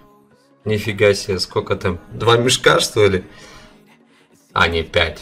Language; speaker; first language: Russian; native; Russian